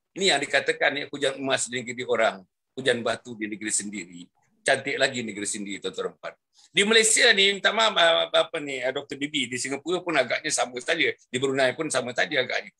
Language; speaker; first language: Malay; native; Malay